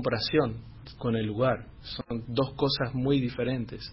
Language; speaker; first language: Spanish; non-native, fluent; Dutch